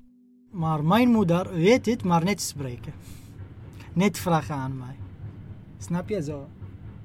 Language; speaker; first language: Dutch; non-native, learner; Arabic